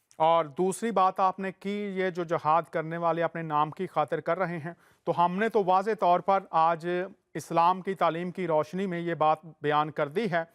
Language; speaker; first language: Urdu; native; Urdu